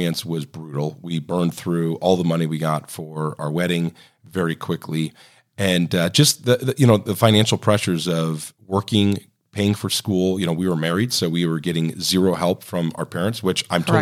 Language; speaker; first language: English; native; English